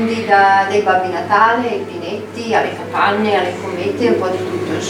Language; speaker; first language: Italian; native; Italian